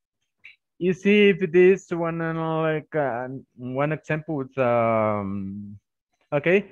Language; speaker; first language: English; non-native, fluent; Spanish